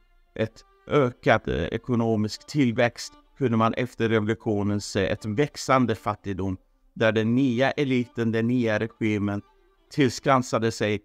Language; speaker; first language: Swedish; non-native, fluent; Persian